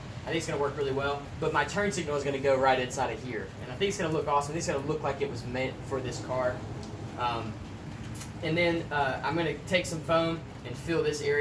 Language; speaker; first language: English; native; English